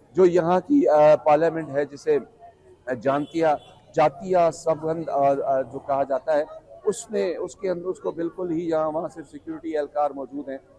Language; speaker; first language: Urdu; non-native, local second language; Sindhi